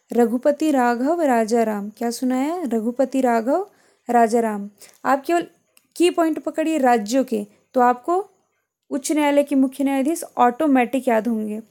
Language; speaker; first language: Hindi; native; Hindi